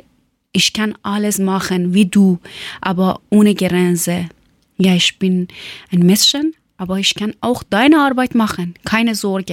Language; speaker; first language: German; non-native, learner; Persian